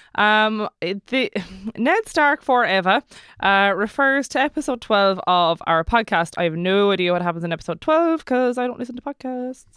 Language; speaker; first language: English; native; English